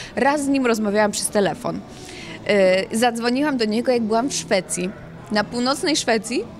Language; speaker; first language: Polish; native; Polish